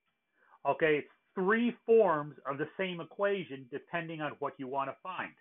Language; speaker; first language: English; native; English